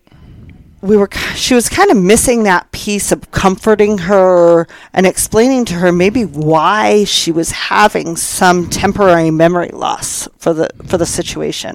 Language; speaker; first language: English; native; English